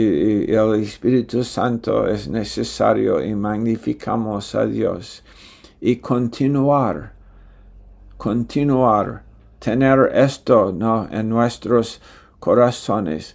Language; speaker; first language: Spanish; non-native, fluent; English